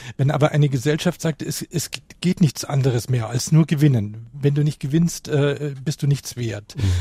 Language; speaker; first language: German; native; German